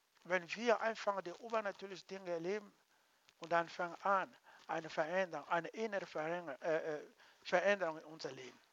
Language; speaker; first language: German; non-native, learner; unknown